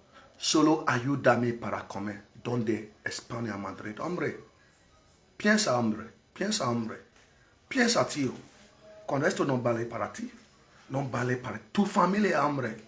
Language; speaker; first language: Spanish; non-native, learner; Bini